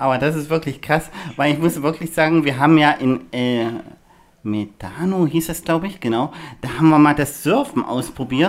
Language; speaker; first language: German; native; German